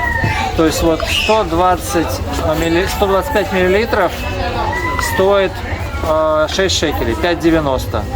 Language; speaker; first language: Russian; native; Russian